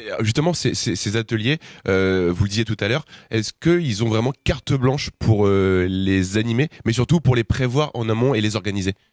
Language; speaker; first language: French; native; French